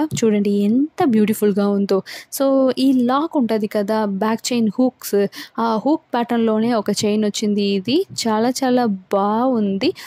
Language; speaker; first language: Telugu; non-native, local second language; Tamil